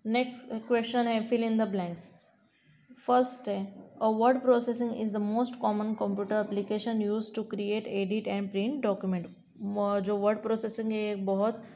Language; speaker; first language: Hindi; non-native, local second language; Gujarati